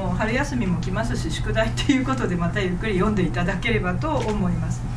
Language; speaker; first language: Japanese; native; Japanese